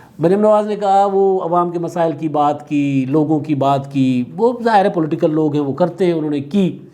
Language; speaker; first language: Urdu; non-native, local second language; Sindhi